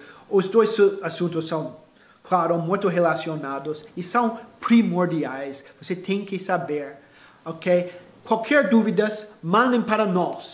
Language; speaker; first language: Portuguese; non-native, fluent; English